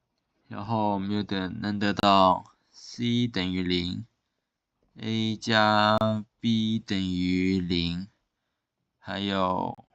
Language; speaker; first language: Chinese; native; Chinese